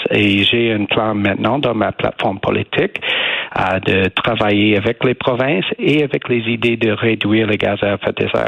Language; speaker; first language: French; non-native, learner; English